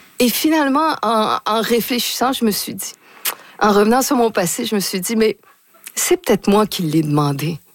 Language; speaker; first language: French; native; French